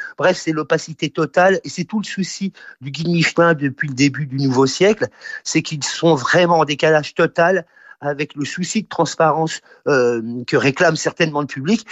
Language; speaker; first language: French; native; French